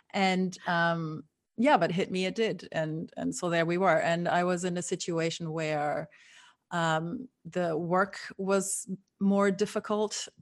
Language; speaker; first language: English; non-native, fluent; German